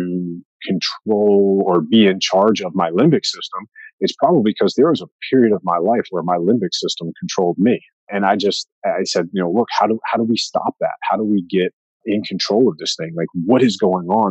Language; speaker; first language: English; native; English